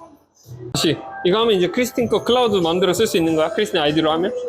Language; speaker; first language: Korean; native; Korean